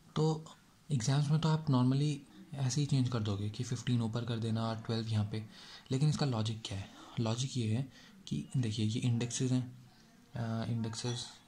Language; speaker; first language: Hindi; native; Hindi